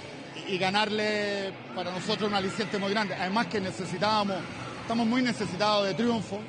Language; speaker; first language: Spanish; native; Spanish